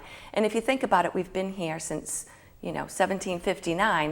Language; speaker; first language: English; native; English